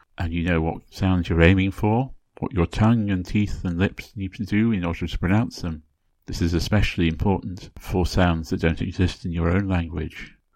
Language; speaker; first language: English; native; English